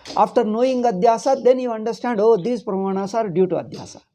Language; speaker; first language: English; non-native, local second language; Kannada